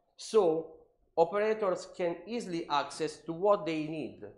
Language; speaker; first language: English; non-native, learner; Italian